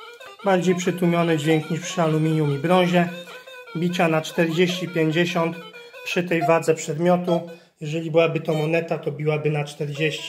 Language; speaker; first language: Polish; native; Polish